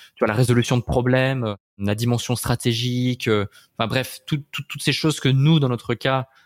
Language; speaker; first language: French; native; French